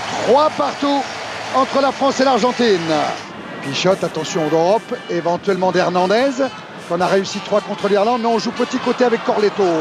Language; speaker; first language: French; native; French